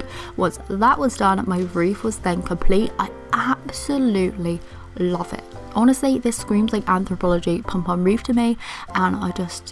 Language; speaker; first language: English; native; English